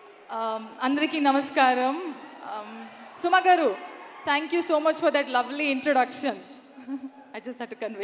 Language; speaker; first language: Telugu; non-native, learner; Kannada